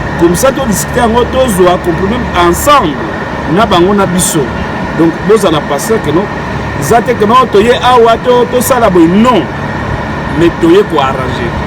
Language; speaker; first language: Lingala; non-native, local second language; Kongo